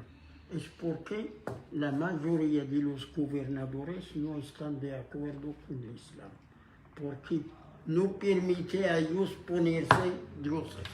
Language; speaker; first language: Spanish; non-native, fluent; Arabic